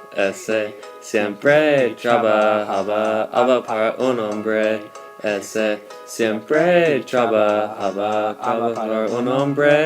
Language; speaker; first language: Spanish; non-native, learner; English